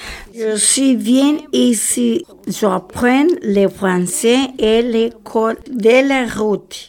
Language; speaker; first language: French; non-native, learner; Spanish